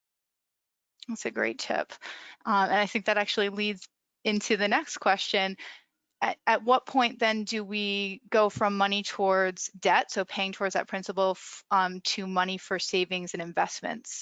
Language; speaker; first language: English; native; English